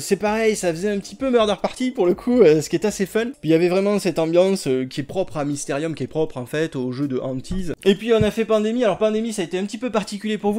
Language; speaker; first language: French; native; French